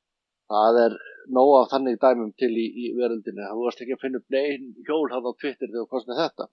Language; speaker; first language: Icelandic; native; Icelandic